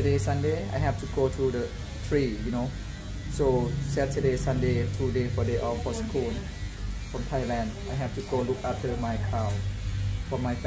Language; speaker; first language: English; non-native, learner; Thai